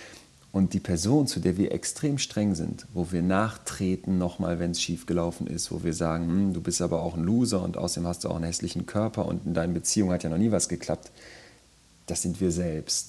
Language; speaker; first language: German; native; German